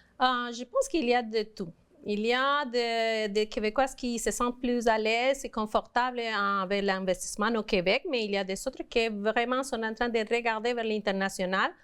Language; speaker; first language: French; non-native, fluent; Spanish